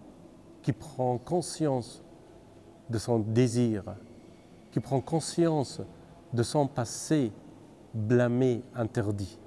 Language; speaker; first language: French; non-native, fluent; Persian